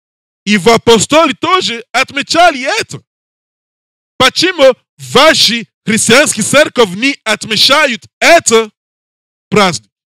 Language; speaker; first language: Russian; non-native, learner; English